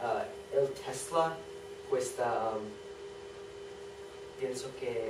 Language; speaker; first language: Spanish; non-native, learner; English